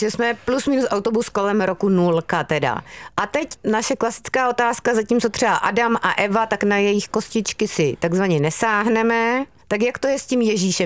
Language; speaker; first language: Czech; native; Czech